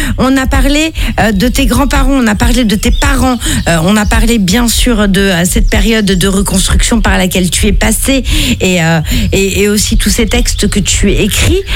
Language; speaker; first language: French; native; French